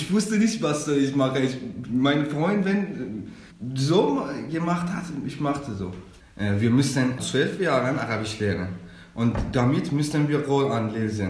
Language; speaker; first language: German; non-native, learner; Persian